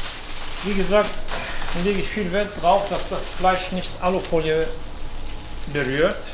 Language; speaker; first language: German; non-native, fluent; Turkish